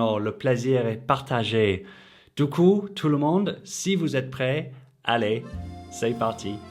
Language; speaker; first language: French; non-native, fluent; English